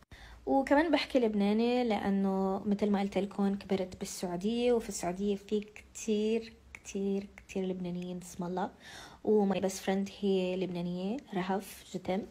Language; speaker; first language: Arabic; non-native, local second language; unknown